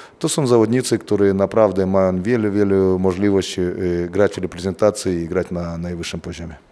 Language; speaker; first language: Polish; non-native, fluent; Russian